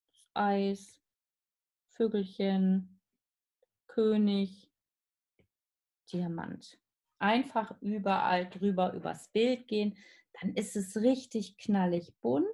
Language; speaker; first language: German; native; German